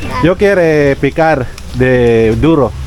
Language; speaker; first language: Spanish; non-native, learner; Filipino